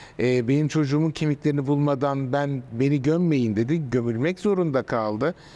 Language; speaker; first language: Turkish; native; Turkish